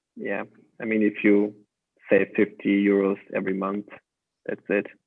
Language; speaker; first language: English; non-native, fluent; German